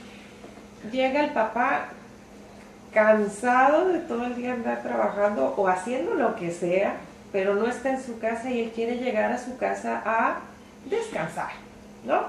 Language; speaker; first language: Spanish; native; Spanish